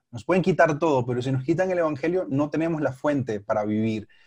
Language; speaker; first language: Spanish; native; Spanish